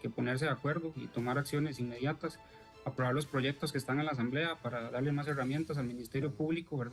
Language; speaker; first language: Spanish; native; Spanish